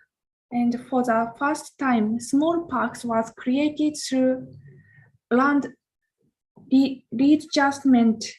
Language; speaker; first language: English; non-native, learner; Japanese